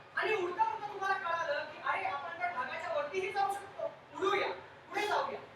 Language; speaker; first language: Marathi; non-native, local second language; Telugu